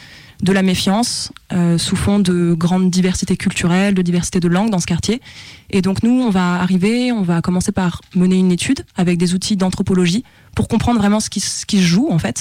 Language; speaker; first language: French; native; French